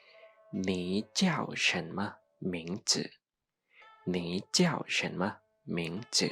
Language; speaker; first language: Chinese; non-native, fluent; Lao